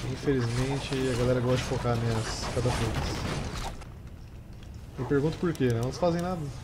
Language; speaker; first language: Portuguese; native; Portuguese